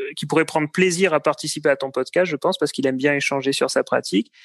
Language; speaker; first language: French; native; French